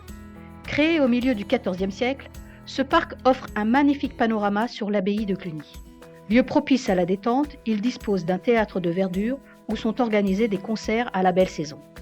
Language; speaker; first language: French; native; French